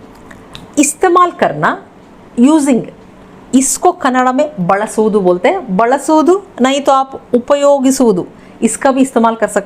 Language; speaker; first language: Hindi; non-native, local second language; Kannada